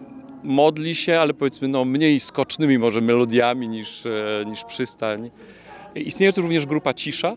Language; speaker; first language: Polish; native; Polish